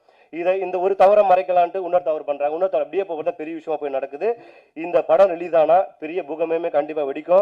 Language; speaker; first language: Tamil; native; Tamil